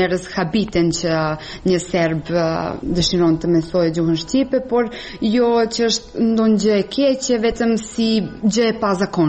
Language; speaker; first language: Albanian; non-native, fluent; Serbian